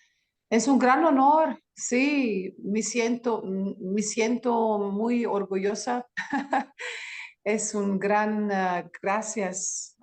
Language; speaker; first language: Spanish; non-native, learner; Greek